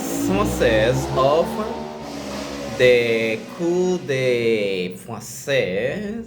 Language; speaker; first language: French; non-native, learner; Spanish